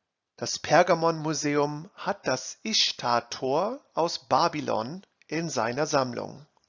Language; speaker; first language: German; non-native, fluent; English